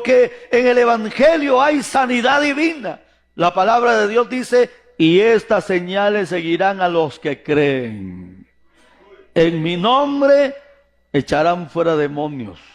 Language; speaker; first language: Spanish; native; Spanish